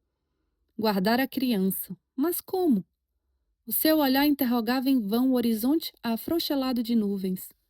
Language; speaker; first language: Portuguese; native; Portuguese